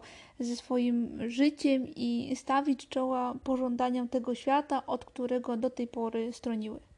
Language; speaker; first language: Polish; native; Polish